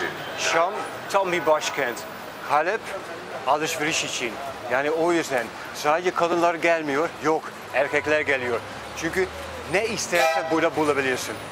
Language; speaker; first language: Turkish; non-native, fluent; Dutch